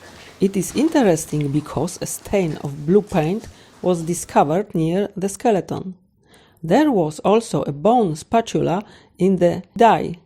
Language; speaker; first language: English; non-native, fluent; Polish